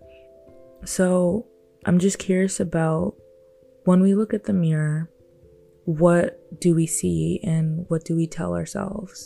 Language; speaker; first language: English; non-native, local second language; Yoruba